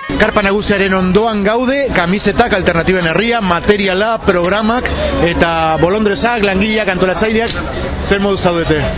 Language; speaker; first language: Basque; native; Basque